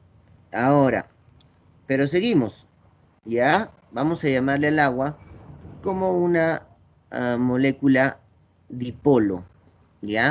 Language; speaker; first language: Spanish; native; Spanish